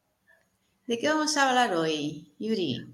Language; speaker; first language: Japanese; non-native, learner; Spanish